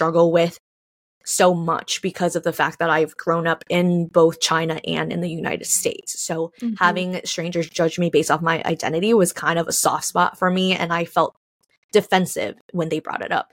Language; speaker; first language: English; early bilingual, other home language; Chinese